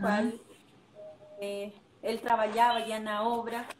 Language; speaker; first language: Portuguese; non-native, learner; Spanish